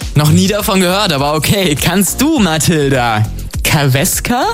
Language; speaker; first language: German; native; German